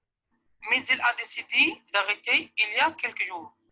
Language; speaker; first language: French; non-native, learner; Arabic